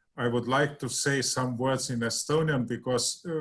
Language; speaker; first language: English; non-native, fluent; Estonian